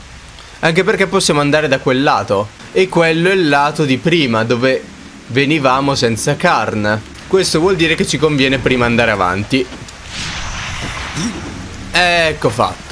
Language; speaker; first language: Italian; native; Italian